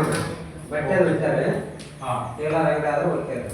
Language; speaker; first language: Kannada; native; Kannada